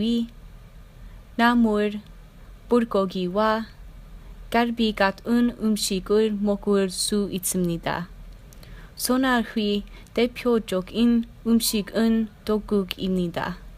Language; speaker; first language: Korean; non-native, learner; English